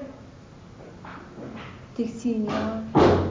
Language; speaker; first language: Dutch; non-native, learner; Arabic